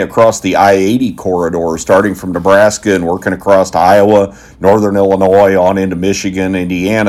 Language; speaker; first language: English; native; English